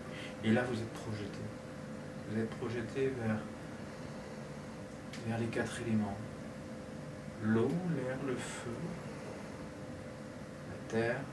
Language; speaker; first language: French; native; French